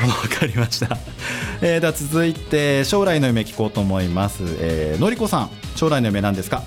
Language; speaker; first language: Japanese; native; Japanese